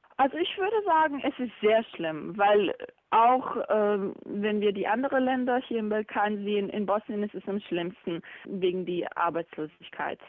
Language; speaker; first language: German; non-native, fluent; Bosnian